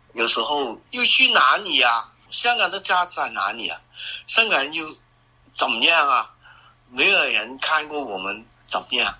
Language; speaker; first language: Chinese; non-native, local second language; Cantonese